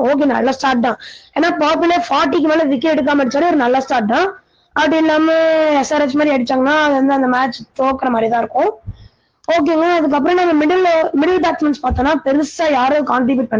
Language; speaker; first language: Tamil; native; Tamil